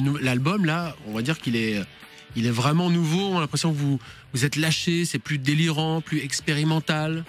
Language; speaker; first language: French; native; French